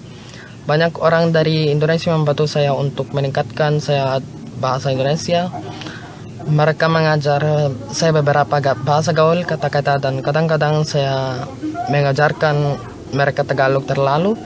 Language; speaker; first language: Indonesian; non-native, learner; Filipino